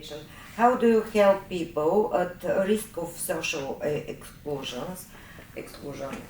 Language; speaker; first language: English; non-native, learner; Bulgarian